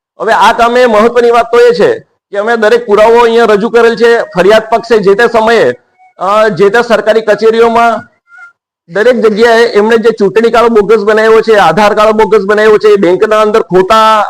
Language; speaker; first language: Gujarati; native; Gujarati